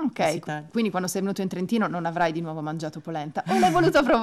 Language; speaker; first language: Italian; native; Italian